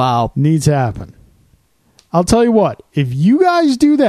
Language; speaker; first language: English; native; English